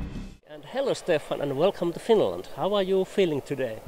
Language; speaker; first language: English; non-native, fluent; Finnish